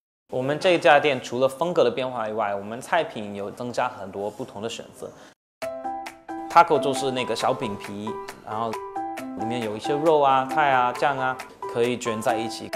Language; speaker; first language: Chinese; non-native, fluent; English